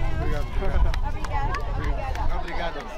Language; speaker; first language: Portuguese; non-native, learner; Vietnamese